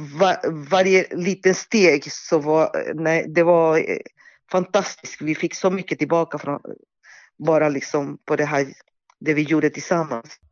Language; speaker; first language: Swedish; non-native, fluent; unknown